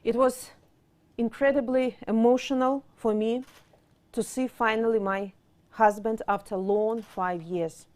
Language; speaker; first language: English; non-native, fluent; Russian